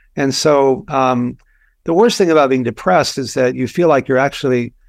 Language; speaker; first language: English; native; English